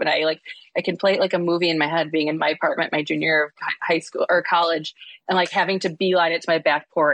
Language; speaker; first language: English; native; English